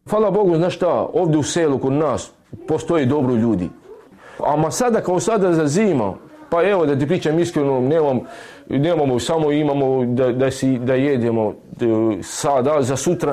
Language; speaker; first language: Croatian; non-native, local second language; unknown